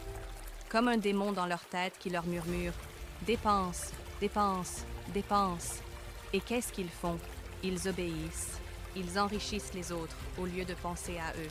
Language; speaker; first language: French; native; French